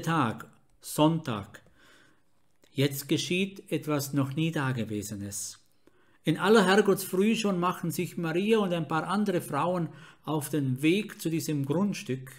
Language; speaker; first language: German; native; German